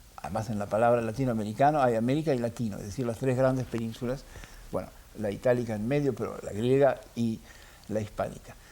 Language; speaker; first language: Spanish; early bilingual, heritage; French